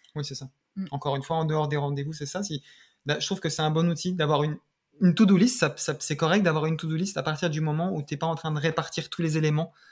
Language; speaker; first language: French; native; French